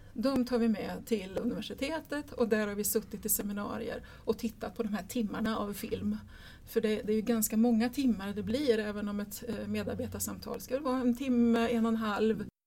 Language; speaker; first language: Swedish; native; Swedish